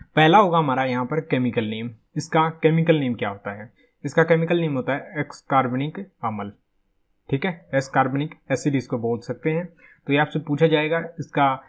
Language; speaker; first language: Hindi; native; Hindi